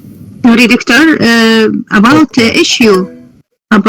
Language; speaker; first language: English; non-native, learner; Arabic